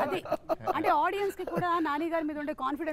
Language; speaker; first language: Telugu; native; Telugu